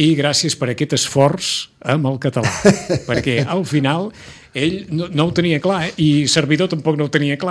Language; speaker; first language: Catalan; native; Catalan